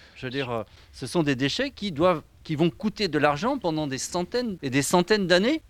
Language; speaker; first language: French; native; French